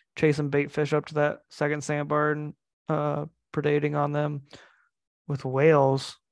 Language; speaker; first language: English; native; English